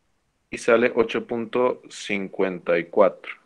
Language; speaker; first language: Spanish; native; Spanish